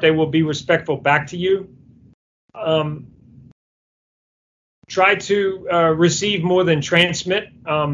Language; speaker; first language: English; native; English